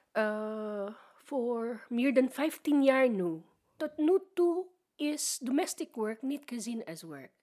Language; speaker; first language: Dutch; non-native, learner; Filipino